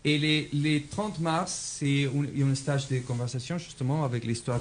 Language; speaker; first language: French; non-native, fluent; Spanish